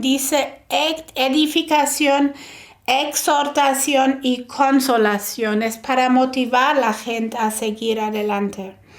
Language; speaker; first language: Spanish; non-native, fluent; German